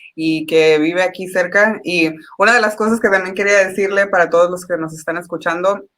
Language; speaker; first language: Spanish; early bilingual, heritage; Spanish